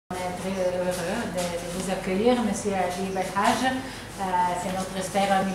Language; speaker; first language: French; non-native, local second language; Arabic